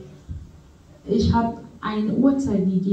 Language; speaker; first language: German; non-native, fluent; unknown